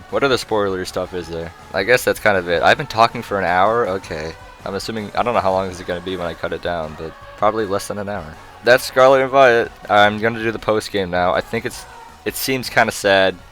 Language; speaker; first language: English; native; English